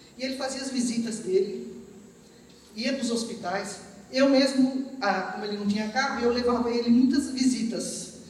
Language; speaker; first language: Portuguese; early bilingual, other home language; Armenian